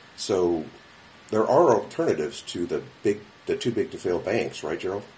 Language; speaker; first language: English; native; English